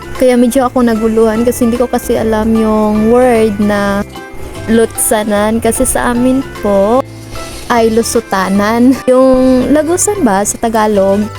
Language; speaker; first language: Filipino; non-native, local second language; Cebuano